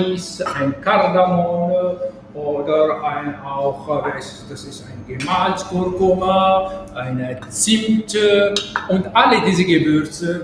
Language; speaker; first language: German; non-native, fluent; Arabic